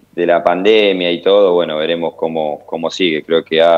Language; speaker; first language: Spanish; native; Spanish